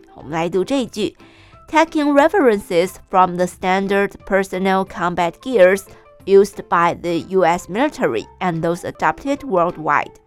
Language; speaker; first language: English; non-native, fluent; Chinese